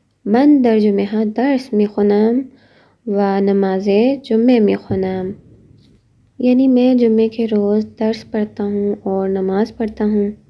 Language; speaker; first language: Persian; non-native, fluent; Urdu